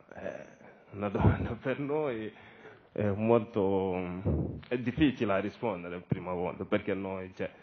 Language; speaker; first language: Italian; non-native, fluent; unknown